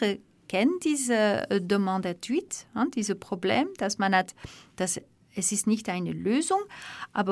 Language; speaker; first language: German; non-native, learner; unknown